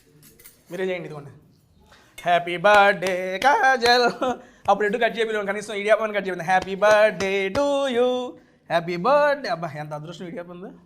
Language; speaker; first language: Telugu; native; Telugu